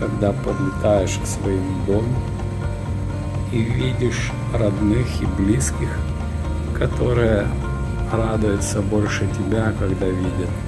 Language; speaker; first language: Russian; native; Russian